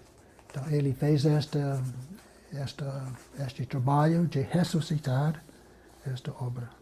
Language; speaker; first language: Portuguese; non-native, fluent; English